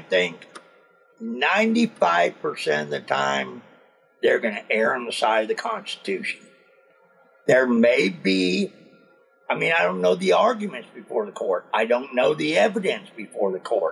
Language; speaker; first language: English; native; English